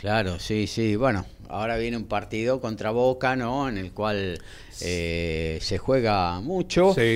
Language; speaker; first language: Spanish; native; Spanish